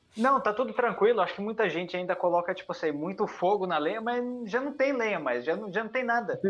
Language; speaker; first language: Portuguese; early bilingual, heritage; Portuguese